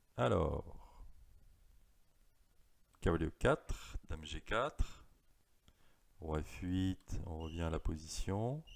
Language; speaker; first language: French; native; French